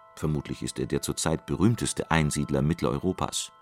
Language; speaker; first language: German; native; German